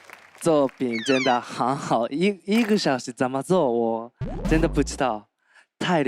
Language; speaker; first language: Chinese; non-native, learner; Japanese